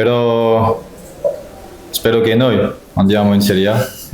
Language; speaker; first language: Italian; non-native, fluent; French